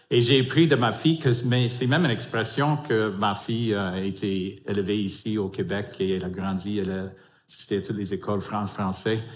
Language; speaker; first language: French; non-native, fluent; English